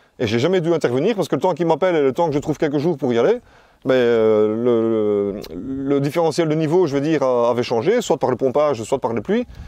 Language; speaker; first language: French; native; French